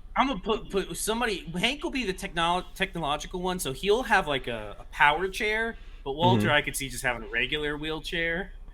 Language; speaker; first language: English; native; English